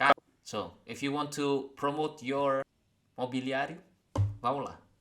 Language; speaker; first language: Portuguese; non-native, learner; Indonesian